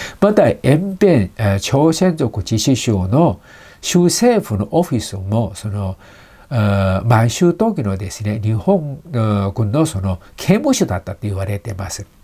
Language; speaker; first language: Japanese; non-native, fluent; Chinese